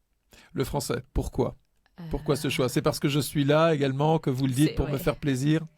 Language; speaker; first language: French; native; French